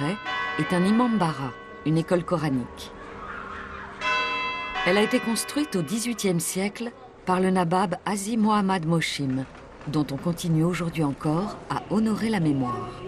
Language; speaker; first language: French; native; French